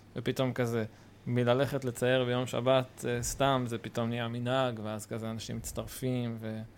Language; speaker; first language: Hebrew; native; Hebrew